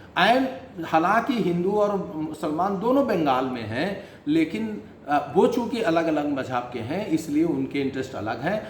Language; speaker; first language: Hindi; native; Hindi